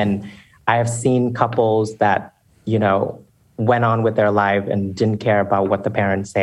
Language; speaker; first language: English; non-native, fluent; Vietnamese